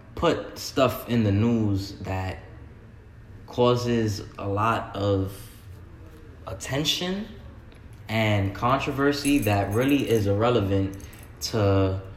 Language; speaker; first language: English; native; English